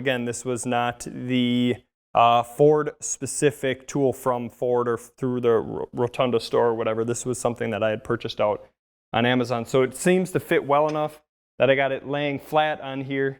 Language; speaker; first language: English; native; English